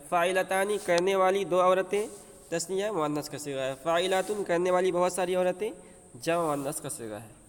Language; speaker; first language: Urdu; native; Urdu